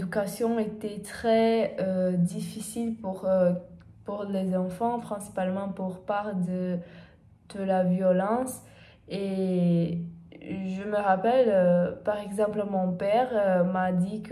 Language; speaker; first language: French; non-native, learner; Portuguese